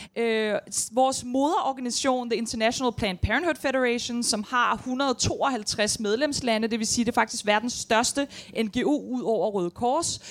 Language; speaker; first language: Danish; native; Danish